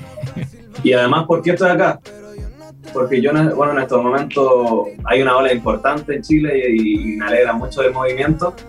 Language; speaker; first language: Spanish; native; Spanish